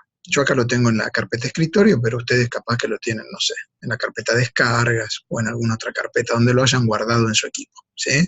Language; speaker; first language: Spanish; native; Spanish